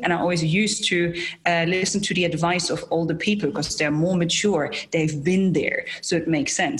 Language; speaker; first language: English; non-native, fluent; German